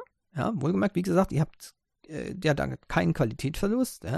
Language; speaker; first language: German; native; German